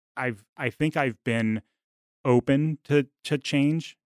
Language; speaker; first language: English; native; English